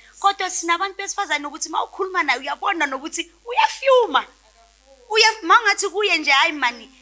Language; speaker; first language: Zulu; non-native, local second language; Southern Sotho